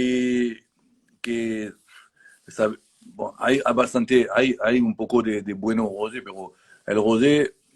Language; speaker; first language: Spanish; non-native, learner; French